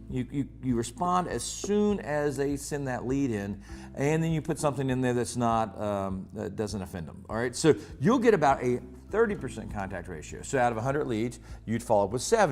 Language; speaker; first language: English; native; English